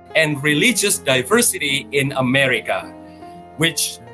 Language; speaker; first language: English; non-native, fluent; Indonesian